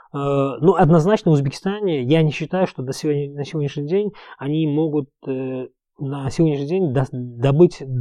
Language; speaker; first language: Russian; non-native, local second language; Uzbek